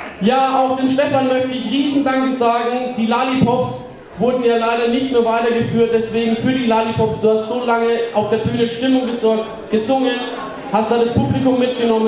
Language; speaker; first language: German; native; German